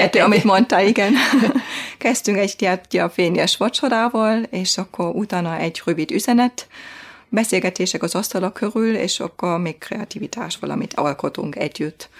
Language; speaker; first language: Hungarian; non-native, fluent; German